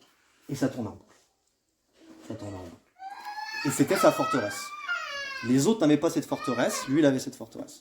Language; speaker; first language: French; native; French